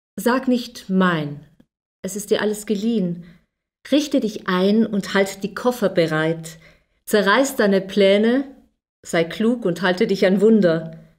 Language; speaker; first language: German; native; German